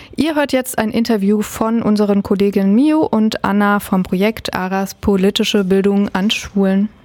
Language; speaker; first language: German; native; German